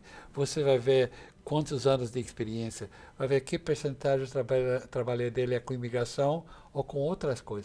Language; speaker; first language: Portuguese; non-native, fluent; English